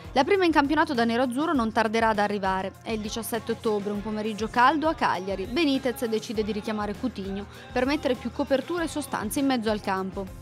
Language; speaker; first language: Italian; native; Italian